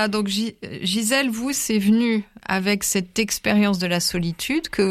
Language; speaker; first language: French; native; French